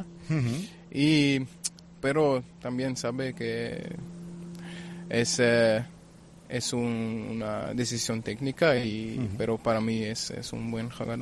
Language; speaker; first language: Spanish; non-native, fluent; German